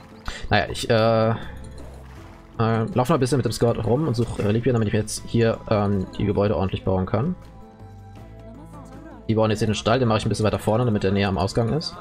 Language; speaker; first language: German; native; German